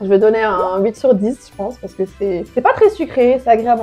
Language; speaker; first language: French; native; French